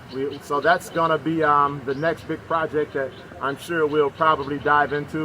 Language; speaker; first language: English; native; English